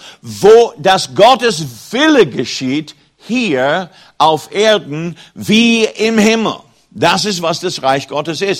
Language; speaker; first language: German; non-native, fluent; English